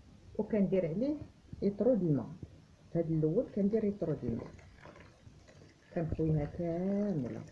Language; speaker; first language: Arabic; native; Arabic